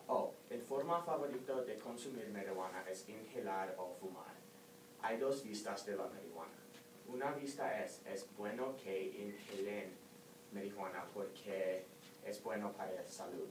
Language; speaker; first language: Spanish; non-native, learner; English